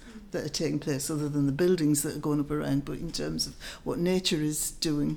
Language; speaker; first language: English; native; English